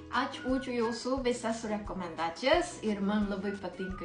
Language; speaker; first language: Lithuanian; non-native, learner; Japanese